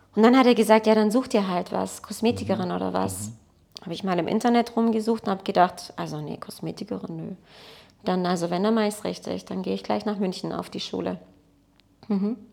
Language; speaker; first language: German; early bilingual, other home language; Portuguese